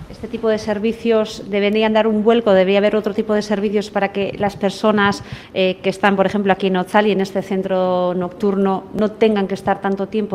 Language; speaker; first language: Spanish; native; Spanish